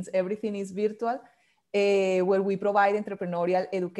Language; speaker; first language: English; non-native, fluent; Spanish